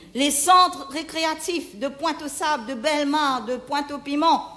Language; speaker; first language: French; non-native, local second language; Morisyen